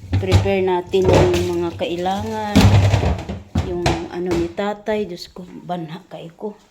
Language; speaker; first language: Filipino; non-native, local second language; Cebuano